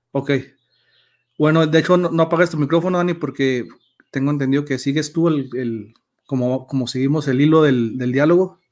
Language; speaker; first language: Spanish; native; Spanish